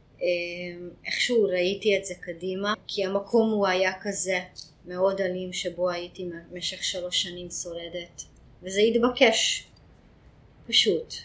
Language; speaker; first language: Hebrew; non-native, fluent; Hungarian